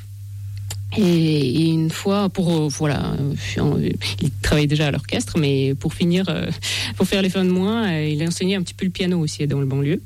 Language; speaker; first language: French; non-native, fluent; Russian